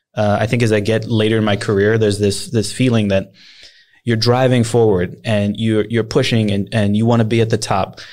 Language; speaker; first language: English; early bilingual, other home language; Swedish